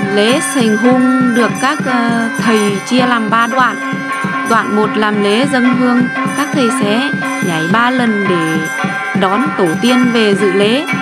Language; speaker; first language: Vietnamese; non-native, local second language; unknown